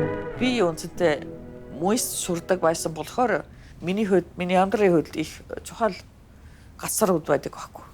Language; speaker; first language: Mongolian; non-native, fluent; Finnish